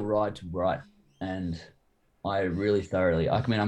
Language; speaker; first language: English; native; English